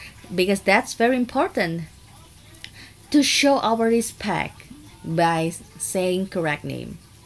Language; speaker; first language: English; non-native, fluent; Indonesian